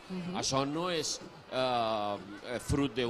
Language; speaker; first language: Catalan; native; Catalan